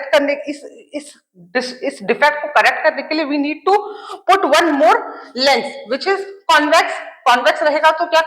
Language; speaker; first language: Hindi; native; Hindi